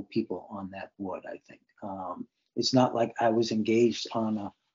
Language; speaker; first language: English; native; English